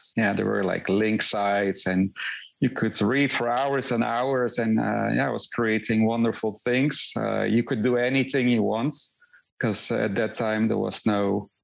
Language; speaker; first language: English; non-native, fluent; Dutch